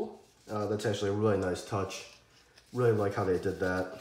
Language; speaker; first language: English; native; English